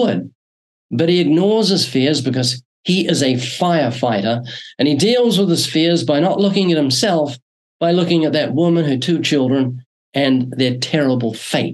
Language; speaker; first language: English; native; English